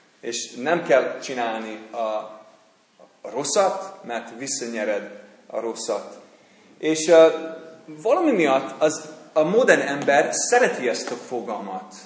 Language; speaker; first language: Hungarian; non-native, fluent; English